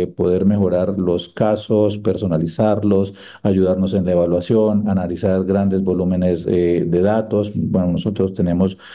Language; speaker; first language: Spanish; native; Spanish